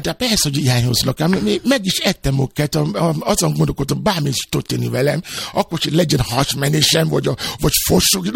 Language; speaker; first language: Hungarian; non-native, fluent; Yoruba